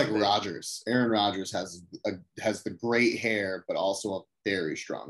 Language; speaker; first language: English; native; English